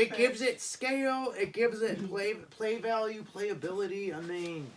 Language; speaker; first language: English; native; English